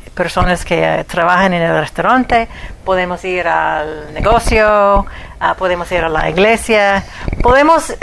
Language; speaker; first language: Spanish; non-native, fluent; English